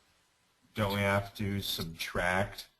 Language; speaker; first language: English; native; English